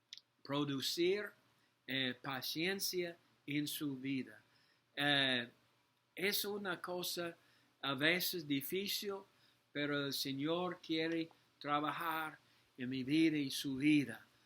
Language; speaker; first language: Spanish; non-native, learner; English